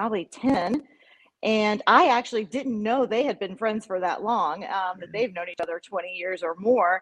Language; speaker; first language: English; native; English